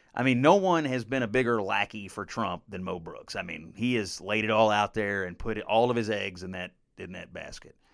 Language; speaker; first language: English; native; English